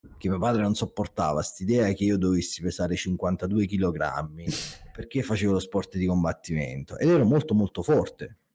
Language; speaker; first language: Italian; native; Italian